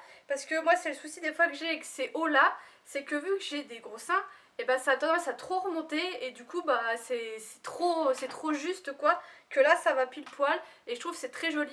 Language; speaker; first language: French; native; French